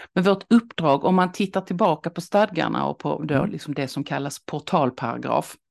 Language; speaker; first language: Swedish; native; Swedish